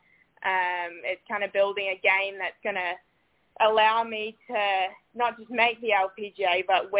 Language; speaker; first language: English; native; English